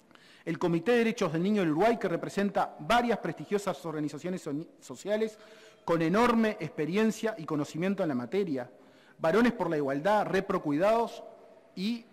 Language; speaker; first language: Spanish; native; Spanish